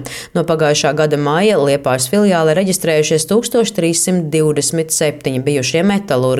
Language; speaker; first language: Latvian; native; Latvian